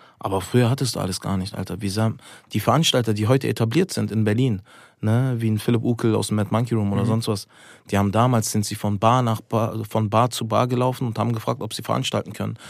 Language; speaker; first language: German; early bilingual, other home language; Turkish